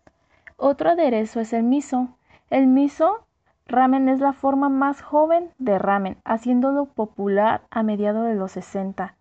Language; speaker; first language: Spanish; native; Spanish